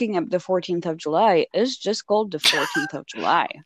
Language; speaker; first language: English; non-native, fluent; French